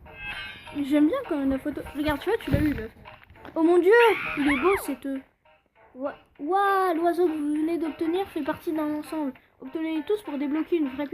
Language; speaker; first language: French; native; French